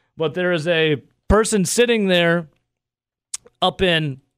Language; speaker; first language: English; native; English